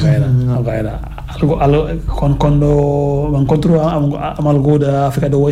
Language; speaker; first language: Catalan; non-native, fluent; Fula